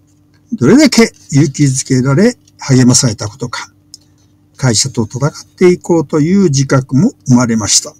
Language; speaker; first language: Japanese; native; Japanese